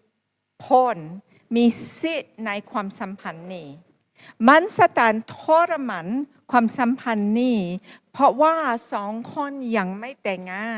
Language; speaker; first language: Thai; non-native, fluent; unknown